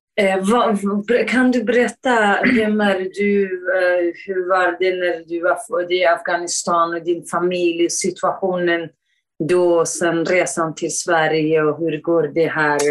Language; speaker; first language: Swedish; non-native, fluent; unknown